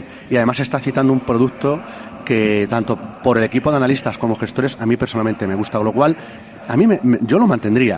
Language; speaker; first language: Spanish; native; Spanish